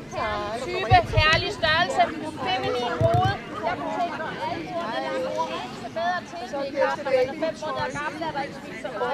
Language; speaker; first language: Danish; native; Danish